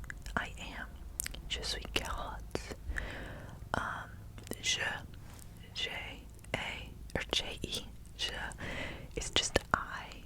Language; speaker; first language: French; non-native, learner; English